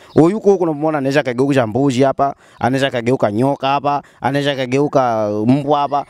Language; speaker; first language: Swahili; non-native, local second language; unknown